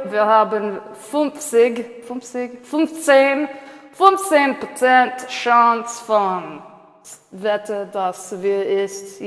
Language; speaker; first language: German; non-native, learner; English